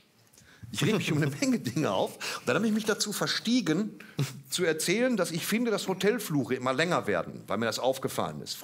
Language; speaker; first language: German; native; German